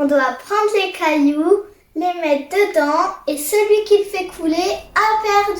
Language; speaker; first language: French; native; French